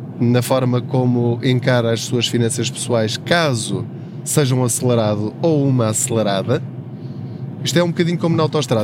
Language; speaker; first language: Portuguese; native; Portuguese